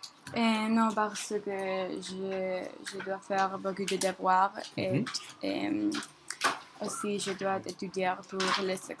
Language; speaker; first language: French; non-native, learner; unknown